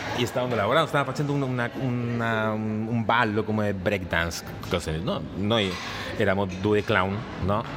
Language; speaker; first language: Italian; non-native, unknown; Spanish